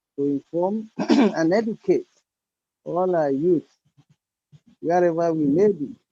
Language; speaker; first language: English; non-native, local second language; Yoruba